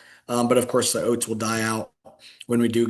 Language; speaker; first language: English; native; English